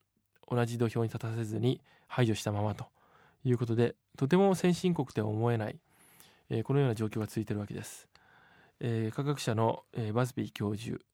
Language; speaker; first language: Japanese; native; Japanese